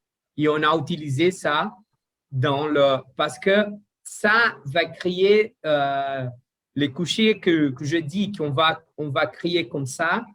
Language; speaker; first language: French; non-native, learner; Portuguese